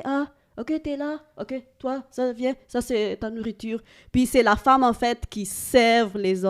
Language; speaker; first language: French; non-native, local second language; Malagasy